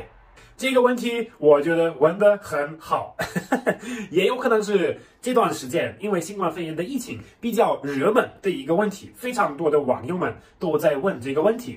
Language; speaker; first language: Chinese; non-native, fluent; German